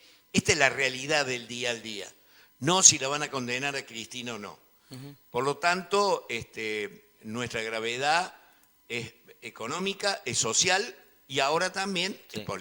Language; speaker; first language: Spanish; native; Spanish